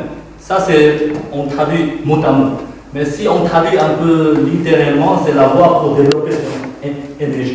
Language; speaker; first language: French; non-native, fluent; Chinese